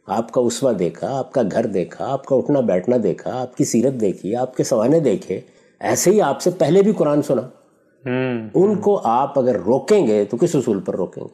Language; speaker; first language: Urdu; non-native, local second language; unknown